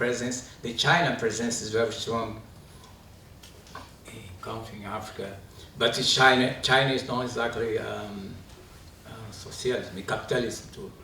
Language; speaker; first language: English; non-native, learner; Portuguese